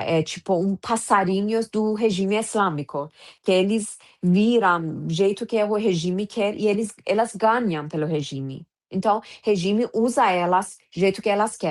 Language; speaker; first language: Portuguese; non-native, fluent; Persian